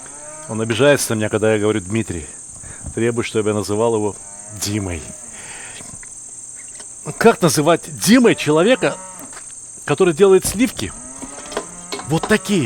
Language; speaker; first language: Russian; native; Russian